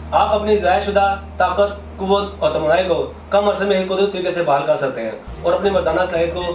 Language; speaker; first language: Urdu; native; Urdu